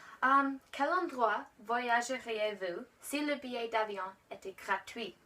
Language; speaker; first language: French; non-native, learner; English